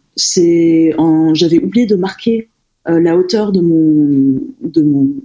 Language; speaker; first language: French; native; French